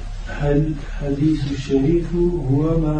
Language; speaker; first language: Arabic; non-native, learner; French